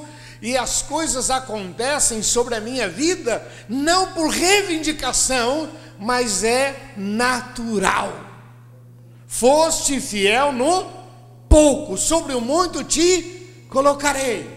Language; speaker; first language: Portuguese; native; Portuguese